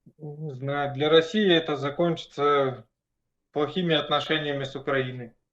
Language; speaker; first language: Russian; native; Russian